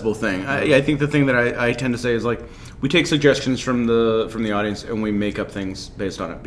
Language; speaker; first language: English; native; English